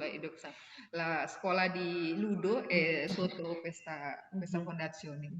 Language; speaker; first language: Italian; non-native, learner; Indonesian